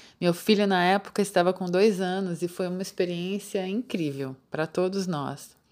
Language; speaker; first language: Portuguese; native; Portuguese